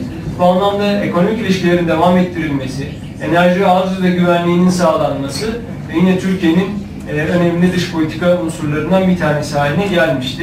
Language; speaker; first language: Turkish; native; Turkish